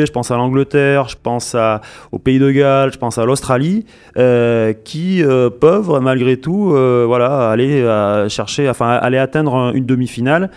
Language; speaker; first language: French; native; French